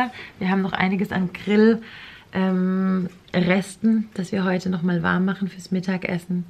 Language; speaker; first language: German; native; German